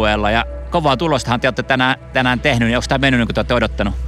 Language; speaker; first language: Finnish; native; Finnish